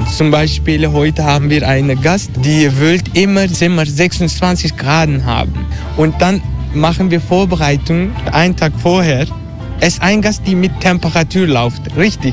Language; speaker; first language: German; non-native, fluent; Turkish